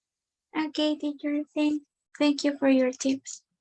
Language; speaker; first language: English; non-native, learner; Spanish